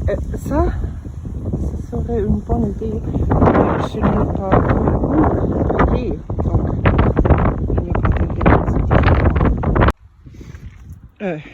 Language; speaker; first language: French; non-native, fluent; German